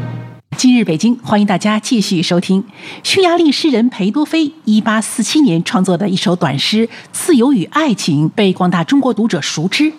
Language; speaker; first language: Chinese; native; Chinese